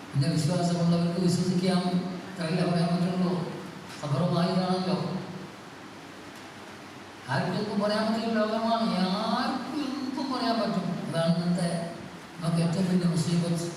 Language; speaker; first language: Malayalam; native; Malayalam